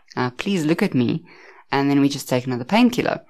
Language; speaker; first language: English; native; English